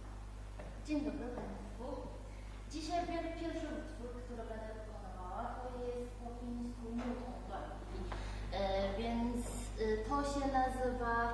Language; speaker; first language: Polish; non-native, learner; Chinese